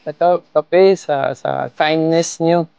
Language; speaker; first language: Filipino; non-native, learner; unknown